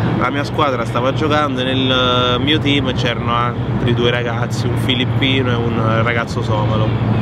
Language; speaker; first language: Italian; early bilingual, other home language; French